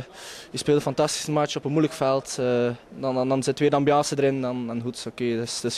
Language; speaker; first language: Dutch; native; Dutch